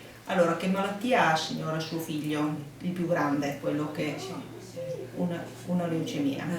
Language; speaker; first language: Italian; native; Italian